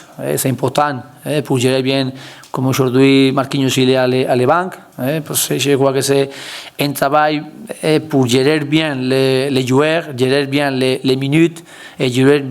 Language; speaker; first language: French; non-native, learner; Spanish